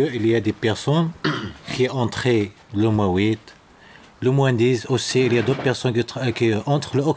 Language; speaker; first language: French; non-native, learner; Arabic